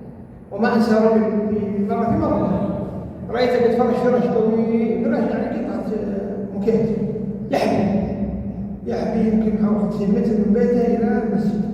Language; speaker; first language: Arabic; native; Arabic